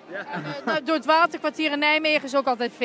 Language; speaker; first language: Dutch; native; Dutch